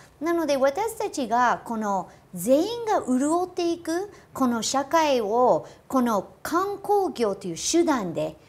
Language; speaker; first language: Japanese; non-native, fluent; English